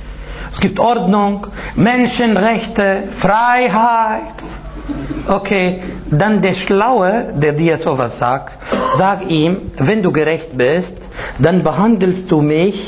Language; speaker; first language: German; non-native, fluent; Arabic